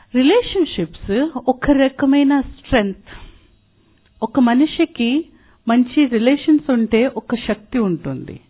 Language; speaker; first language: Telugu; non-native, local second language; Hindi